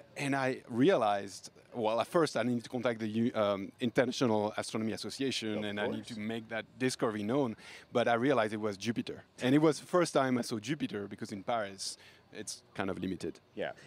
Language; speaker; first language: English; non-native, fluent; French